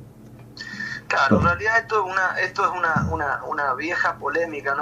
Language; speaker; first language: Spanish; native; Spanish